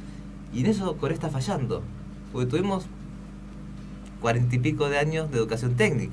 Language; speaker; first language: Spanish; early bilingual, other home language; Korean